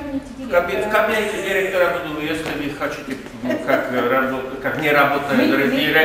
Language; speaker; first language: Russian; non-native, learner; Slovak